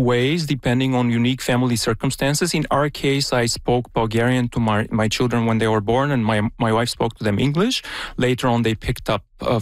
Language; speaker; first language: English; non-native, fluent; Bulgarian